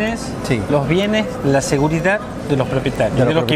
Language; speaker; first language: Spanish; native; Spanish